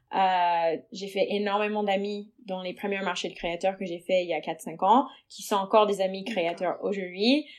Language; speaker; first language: French; non-native, fluent; English